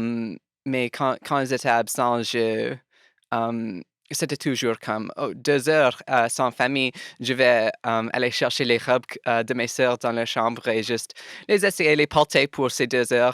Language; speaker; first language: French; non-native, local second language; English